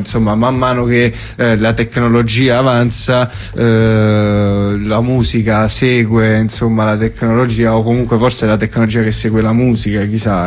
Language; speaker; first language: Italian; native; Italian